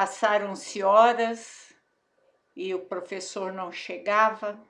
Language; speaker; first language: Portuguese; native; Portuguese